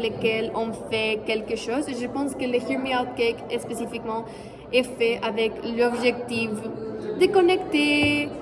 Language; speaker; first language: French; non-native, fluent; Spanish